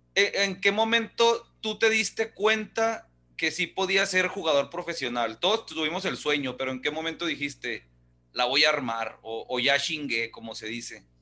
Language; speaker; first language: Spanish; native; Spanish